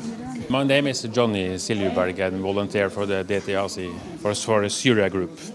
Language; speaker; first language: English; non-native, learner; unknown